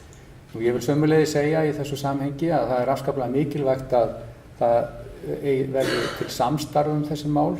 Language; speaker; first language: Icelandic; native; Icelandic